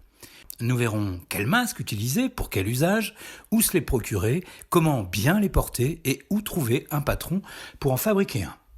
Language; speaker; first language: French; native; French